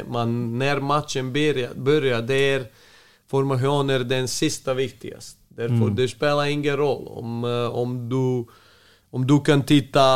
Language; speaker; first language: Swedish; non-native, fluent; Serbian